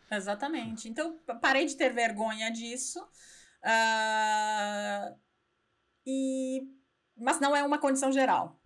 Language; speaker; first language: Portuguese; non-native, fluent; Persian